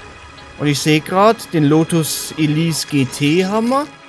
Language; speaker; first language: German; native; German